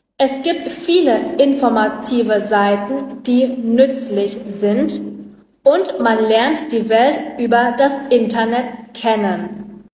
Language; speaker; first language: German; non-native, learner; Vietnamese